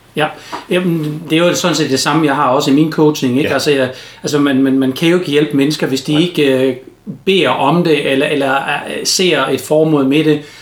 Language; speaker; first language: Danish; native; Danish